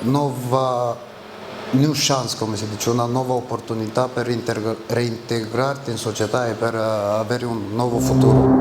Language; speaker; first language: Italian; non-native, fluent; Romanian